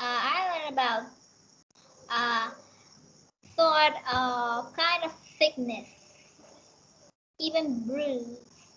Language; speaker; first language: English; non-native, learner; Vietnamese